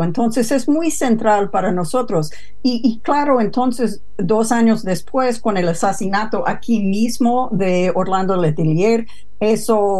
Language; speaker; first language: Spanish; non-native, fluent; English